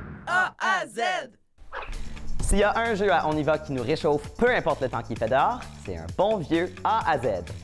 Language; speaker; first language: French; native; French